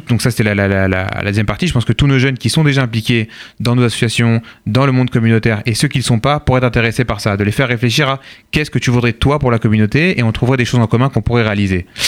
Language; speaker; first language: French; native; French